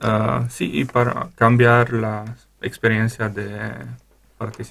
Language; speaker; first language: Spanish; non-native, learner; Romanian